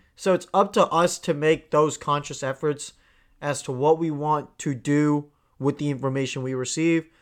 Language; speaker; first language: English; non-native, local second language; Tamil